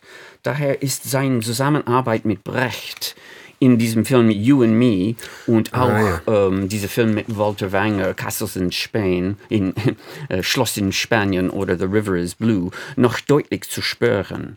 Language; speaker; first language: German; non-native, fluent; English